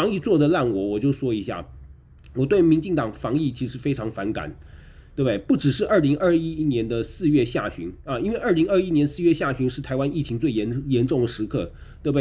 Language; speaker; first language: Chinese; native; Chinese